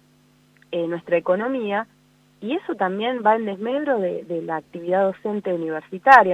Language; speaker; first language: Spanish; native; Spanish